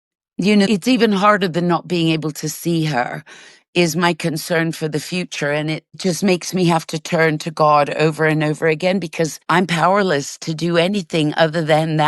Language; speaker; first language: English; native; English